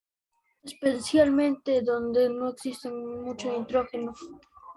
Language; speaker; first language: Spanish; native; Spanish